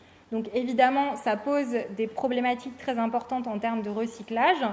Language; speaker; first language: French; native; French